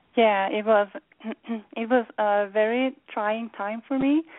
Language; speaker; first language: English; non-native, fluent; Swedish